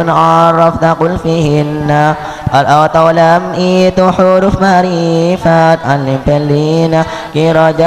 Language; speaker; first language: Arabic; non-native, learner; Javanese